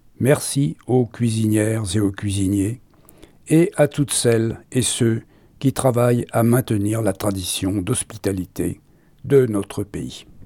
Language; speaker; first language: French; native; French